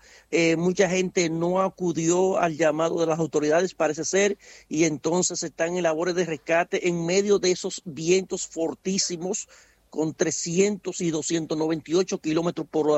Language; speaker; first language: Spanish; native; Spanish